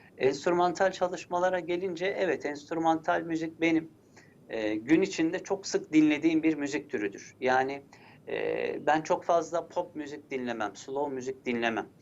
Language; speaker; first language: Turkish; early bilingual, heritage; Turkish